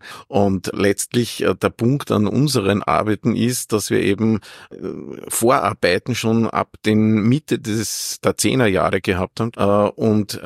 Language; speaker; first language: German; native; German